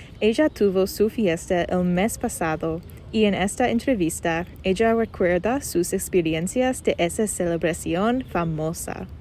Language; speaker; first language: Spanish; non-native, learner; English